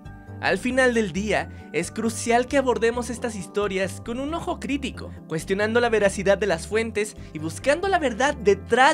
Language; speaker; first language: Spanish; native; Spanish